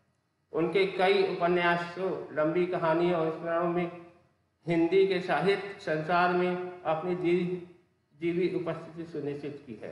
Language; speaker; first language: Hindi; native; Hindi